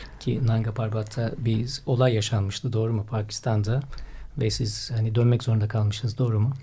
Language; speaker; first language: Turkish; native; Turkish